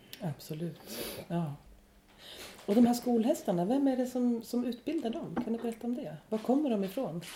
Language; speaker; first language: Swedish; native; Swedish